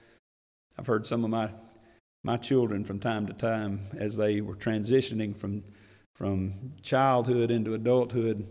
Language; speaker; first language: English; native; English